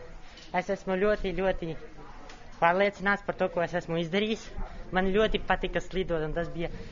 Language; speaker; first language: Latvian; non-native, local second language; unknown